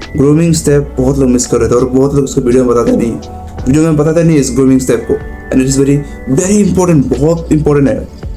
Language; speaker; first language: Hindi; non-native, local second language; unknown